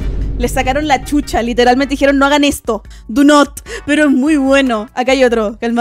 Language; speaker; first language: Spanish; native; Spanish